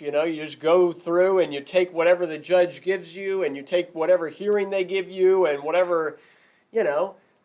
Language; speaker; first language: English; native; English